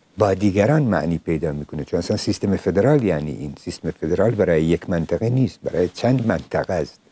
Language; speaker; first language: Persian; non-native, local second language; Central Kurdish